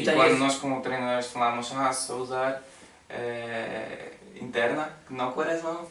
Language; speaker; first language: Portuguese; non-native, learner; Polish